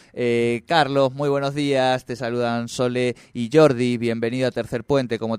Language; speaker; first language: Spanish; native; Spanish